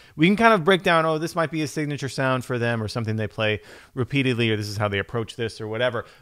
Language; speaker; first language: English; native; English